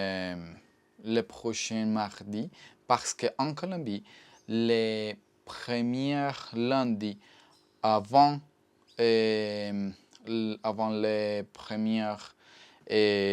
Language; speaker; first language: French; non-native, learner; Spanish